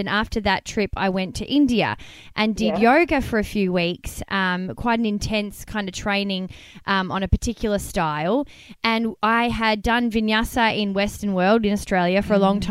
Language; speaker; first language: English; native; English